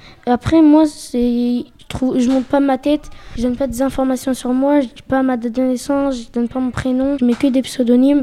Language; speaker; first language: French; native; French